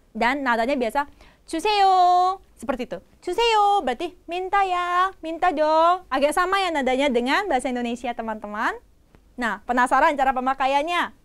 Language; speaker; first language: Indonesian; non-native, fluent; Korean